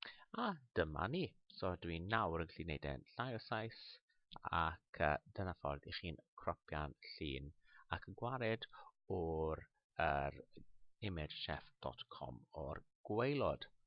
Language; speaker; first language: Welsh; non-native, local second language; English